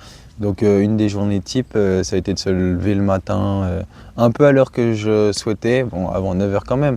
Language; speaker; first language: French; native; French